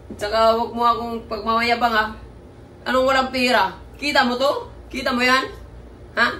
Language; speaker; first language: Filipino; non-native, local second language; Cebuano